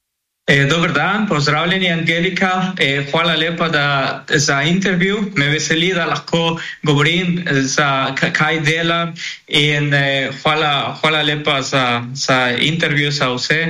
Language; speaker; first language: Slovenian; non-native, learner; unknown